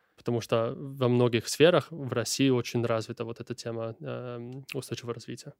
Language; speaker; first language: Russian; non-native, fluent; Italian